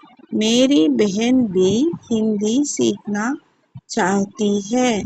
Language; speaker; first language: Hindi; non-native, local second language; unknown